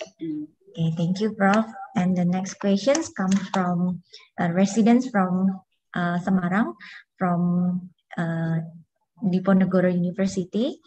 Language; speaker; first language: English; non-native, fluent; Indonesian